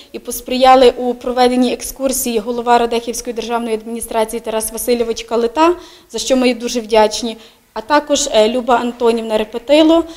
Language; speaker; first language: Ukrainian; native; Ukrainian